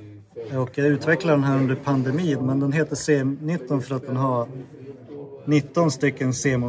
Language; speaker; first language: Swedish; native; Swedish